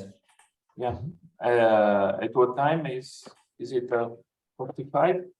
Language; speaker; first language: English; non-native, fluent; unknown